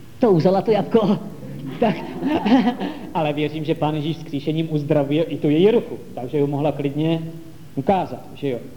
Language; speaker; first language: Czech; native; Czech